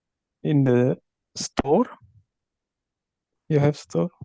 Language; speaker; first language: English; non-native, learner; Indonesian